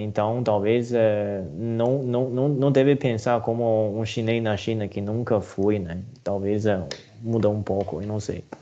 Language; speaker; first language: Portuguese; non-native, fluent; Chinese